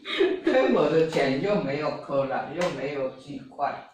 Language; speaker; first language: Chinese; non-native, local second language; Hakka Chinese